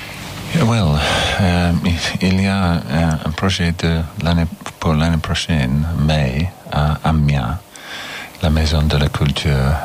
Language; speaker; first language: French; non-native, learner; English